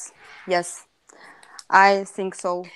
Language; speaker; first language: English; non-native, learner; Russian